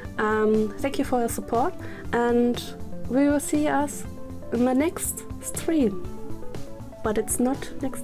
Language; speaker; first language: English; non-native, learner; German